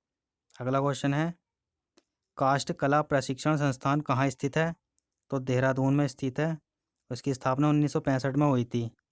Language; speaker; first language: Hindi; native; Hindi